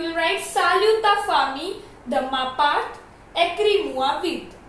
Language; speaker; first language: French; non-native, learner; Hindi